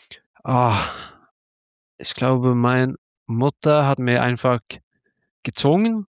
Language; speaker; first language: German; non-native, learner; Norwegian